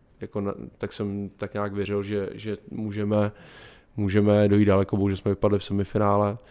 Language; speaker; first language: Czech; native; Czech